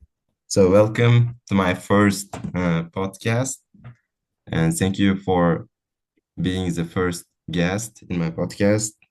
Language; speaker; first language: English; non-native, fluent; Uzbek